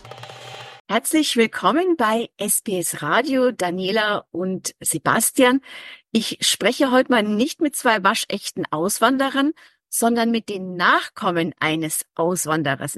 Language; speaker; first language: German; native; German